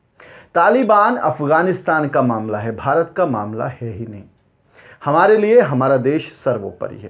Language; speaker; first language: Hindi; native; Hindi